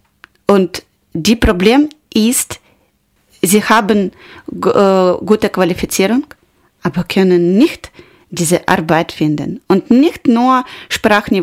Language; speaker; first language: German; non-native, learner; Ukrainian